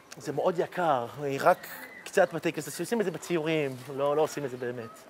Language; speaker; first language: Hebrew; early bilingual, other home language; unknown